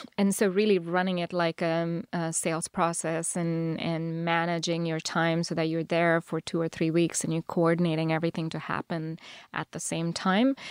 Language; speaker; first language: English; non-native, local second language; Telugu